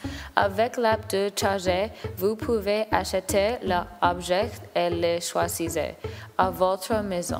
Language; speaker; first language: French; non-native, learner; English